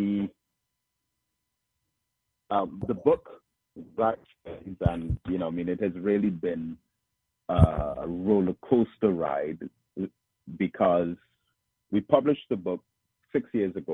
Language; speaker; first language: English; native; English